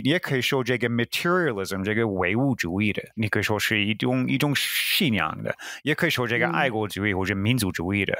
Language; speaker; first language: Chinese; non-native, fluent; English